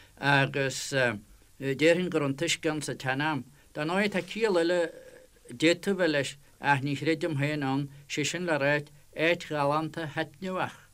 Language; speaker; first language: Irish; native; Irish